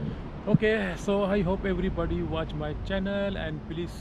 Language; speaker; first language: English; non-native, learner; Urdu